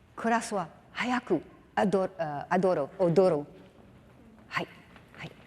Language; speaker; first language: Japanese; non-native, learner; English